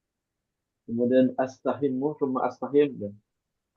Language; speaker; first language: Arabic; non-native, learner; Indonesian